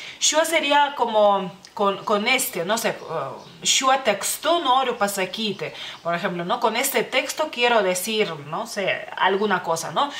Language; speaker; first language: Spanish; non-native, fluent; Lithuanian